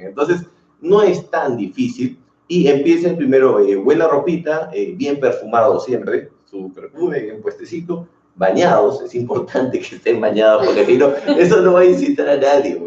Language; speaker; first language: Spanish; native; Spanish